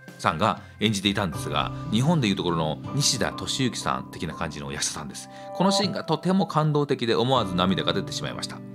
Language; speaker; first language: Japanese; native; Japanese